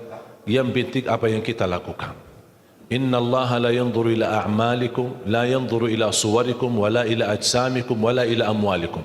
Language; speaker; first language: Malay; non-native, fluent; Arabic